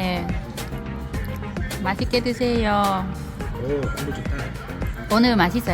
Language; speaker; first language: Korean; non-native, learner; Vietnamese